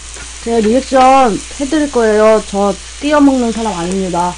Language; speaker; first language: Korean; native; Korean